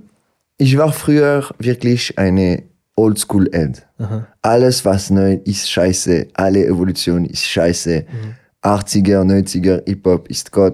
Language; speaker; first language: German; non-native, local second language; French